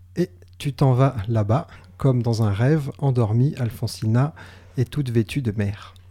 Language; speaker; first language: French; native; French